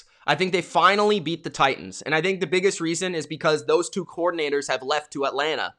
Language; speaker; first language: English; native; English